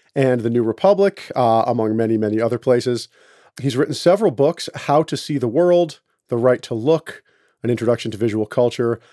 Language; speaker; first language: English; native; English